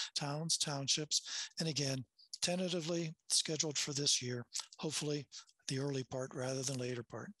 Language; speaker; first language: English; native; English